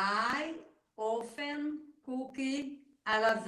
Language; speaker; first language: English; non-native, learner; Portuguese